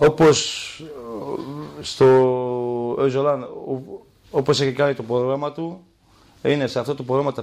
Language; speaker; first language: Greek; non-native, learner; Kurdish